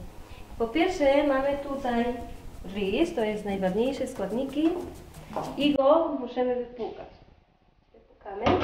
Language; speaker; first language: Polish; non-native, learner; Spanish